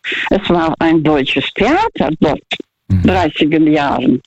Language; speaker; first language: German; early bilingual, heritage; Russian